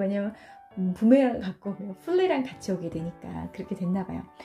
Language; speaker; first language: Korean; native; Korean